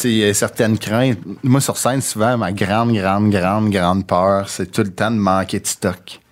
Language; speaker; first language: French; native; French